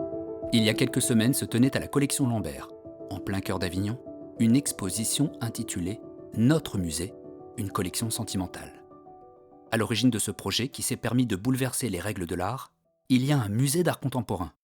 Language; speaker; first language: French; native; French